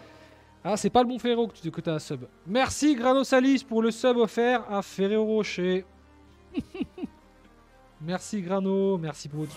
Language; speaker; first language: French; native; French